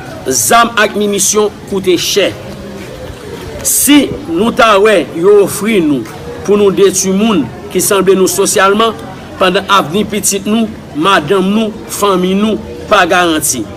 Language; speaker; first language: Haitian Creole; native; Haitian Creole